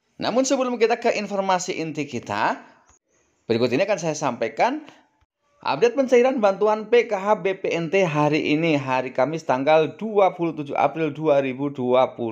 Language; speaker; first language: Indonesian; native; Indonesian